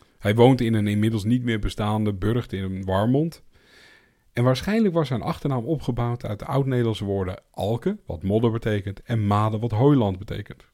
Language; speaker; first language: Dutch; native; Dutch